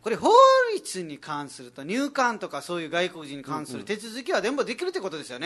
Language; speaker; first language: Japanese; non-native, fluent; Nepali